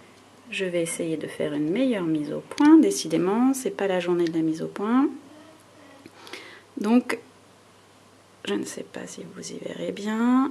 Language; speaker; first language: French; native; French